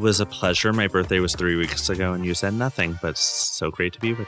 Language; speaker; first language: English; native; English